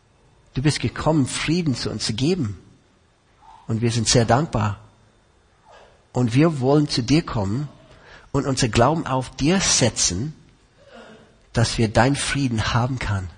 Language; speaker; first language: German; non-native, fluent; English